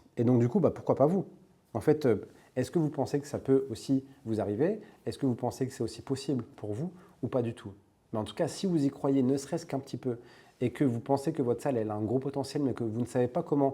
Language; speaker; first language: French; native; French